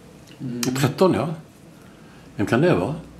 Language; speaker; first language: Swedish; native; Swedish